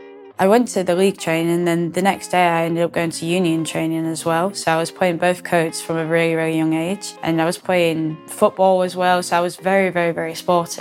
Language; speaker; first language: English; native; English